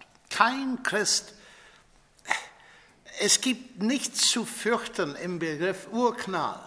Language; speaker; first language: German; non-native, fluent; English